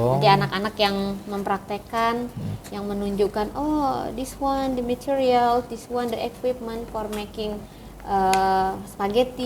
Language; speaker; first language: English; non-native, fluent; Indonesian